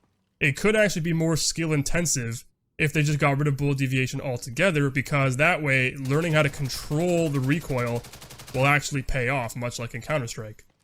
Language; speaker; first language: English; native; English